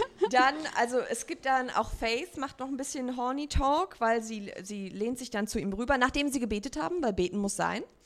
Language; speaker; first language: German; native; German